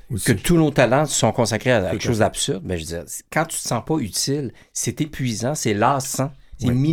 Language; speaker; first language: French; native; French